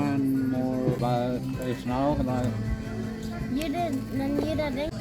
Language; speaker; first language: English; non-native, learner; Korean